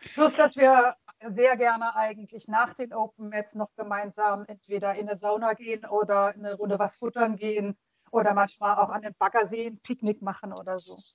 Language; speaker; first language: German; native; German